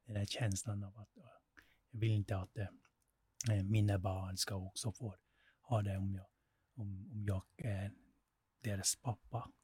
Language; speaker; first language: Swedish; non-native, fluent; Thai